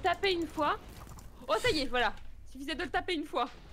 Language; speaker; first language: French; native; French